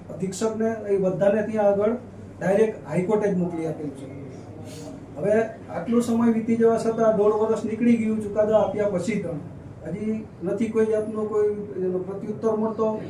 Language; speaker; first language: Gujarati; native; Gujarati